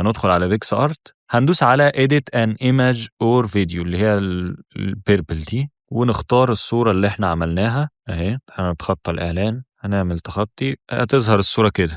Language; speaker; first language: Arabic; native; Arabic